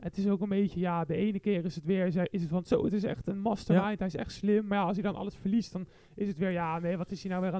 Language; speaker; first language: Dutch; native; Dutch